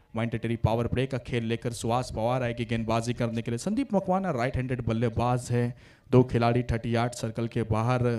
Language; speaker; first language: Hindi; non-native, local second language; Marathi